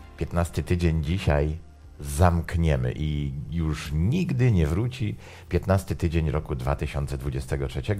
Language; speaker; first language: Polish; native; Polish